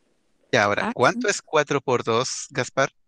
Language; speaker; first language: Spanish; native; Spanish